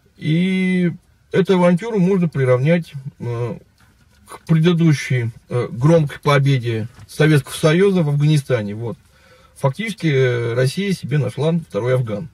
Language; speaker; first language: Russian; native; Russian